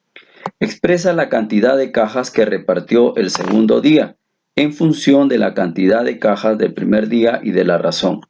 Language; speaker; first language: Spanish; native; Spanish